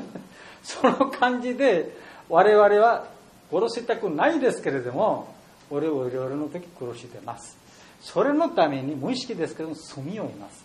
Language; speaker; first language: Japanese; non-native, learner; Bangla